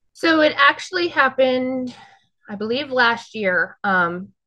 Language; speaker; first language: English; native; English